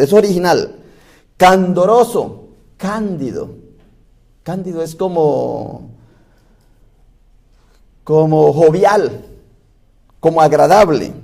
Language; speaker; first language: Spanish; native; Spanish